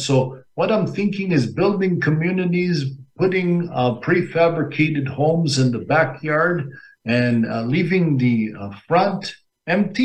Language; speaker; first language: English; native; English